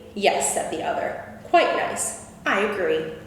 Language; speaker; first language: English; native; English